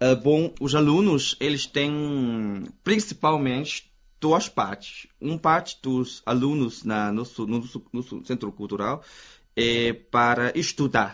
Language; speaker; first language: Portuguese; non-native, fluent; Chinese